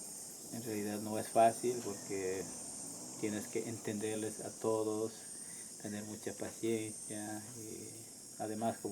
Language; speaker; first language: Spanish; non-native, local second language; Quechua